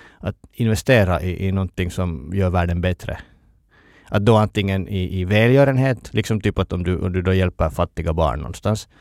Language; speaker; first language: Swedish; native; Swedish